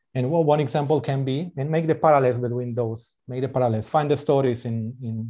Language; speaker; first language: English; non-native, fluent; Spanish